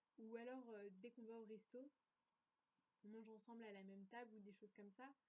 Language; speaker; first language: French; native; French